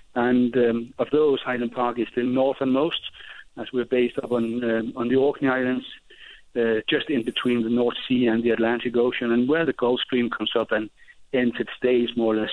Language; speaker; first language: English; non-native, fluent; Danish